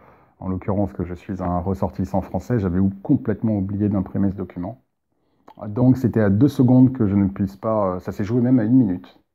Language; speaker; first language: French; native; French